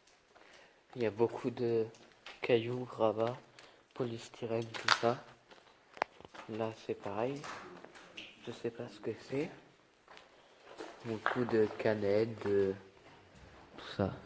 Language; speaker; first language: French; native; French